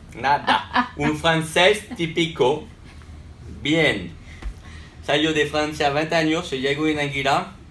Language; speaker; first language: Spanish; non-native, fluent; French